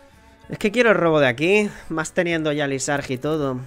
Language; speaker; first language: Spanish; native; Spanish